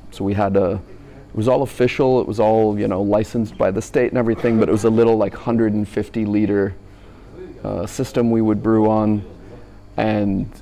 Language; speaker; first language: English; native; English